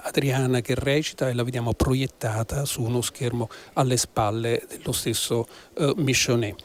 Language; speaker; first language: Italian; native; Italian